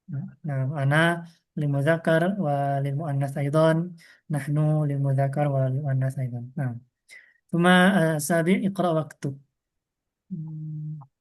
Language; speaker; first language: Arabic; non-native, fluent; Indonesian